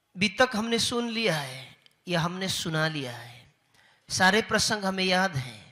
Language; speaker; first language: Hindi; native; Hindi